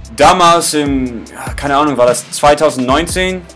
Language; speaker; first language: German; non-native, learner; English